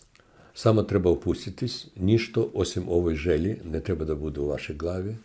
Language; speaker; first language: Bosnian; non-native, learner; Russian